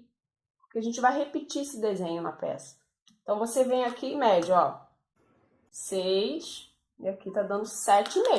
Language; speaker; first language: Portuguese; native; Portuguese